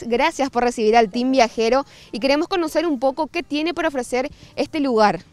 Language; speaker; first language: Spanish; native; Spanish